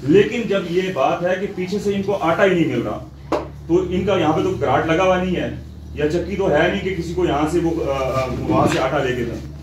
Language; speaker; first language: Urdu; non-native, local second language; Punjabi